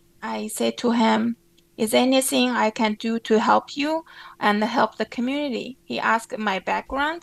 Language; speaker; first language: English; non-native, fluent; Chinese